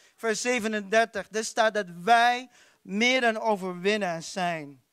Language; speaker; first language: Dutch; non-native, fluent; Filipino